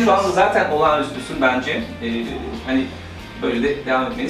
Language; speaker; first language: Turkish; native; Turkish